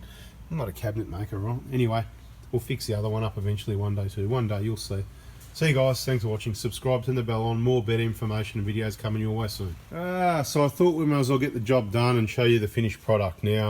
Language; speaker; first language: English; native; English